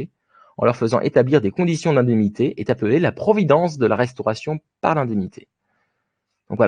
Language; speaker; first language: French; native; French